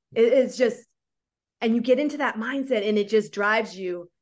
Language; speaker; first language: English; native; English